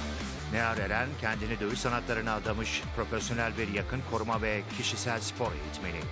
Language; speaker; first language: Turkish; native; Turkish